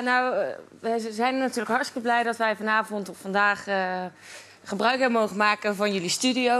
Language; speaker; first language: Dutch; native; Dutch